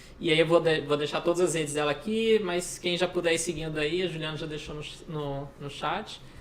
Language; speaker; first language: Portuguese; native; Portuguese